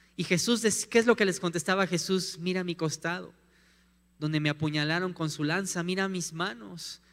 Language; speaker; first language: Spanish; native; Spanish